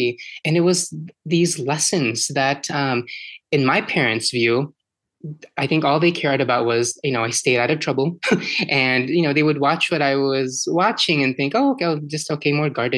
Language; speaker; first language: English; early bilingual, other home language; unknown